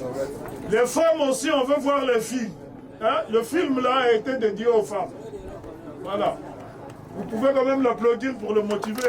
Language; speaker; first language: French; non-native, local second language; Kongo